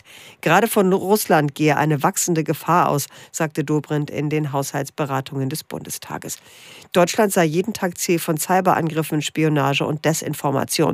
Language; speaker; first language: German; native; German